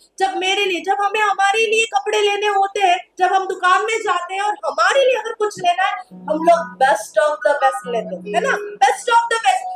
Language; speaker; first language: Hindi; non-native, local second language; Marathi